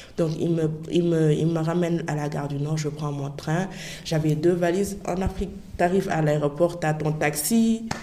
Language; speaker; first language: French; non-native, local second language; Wolof